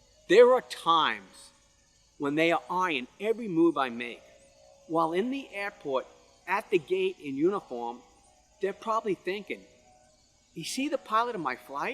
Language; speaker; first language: English; native; English